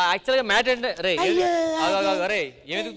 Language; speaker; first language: Telugu; native; Telugu